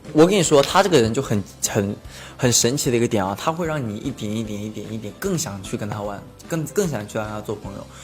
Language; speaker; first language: Chinese; native; Chinese